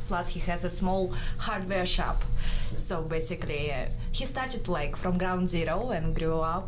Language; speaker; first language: English; non-native, fluent; Kazakh